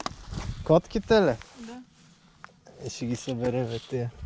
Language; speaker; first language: Bulgarian; native; Bulgarian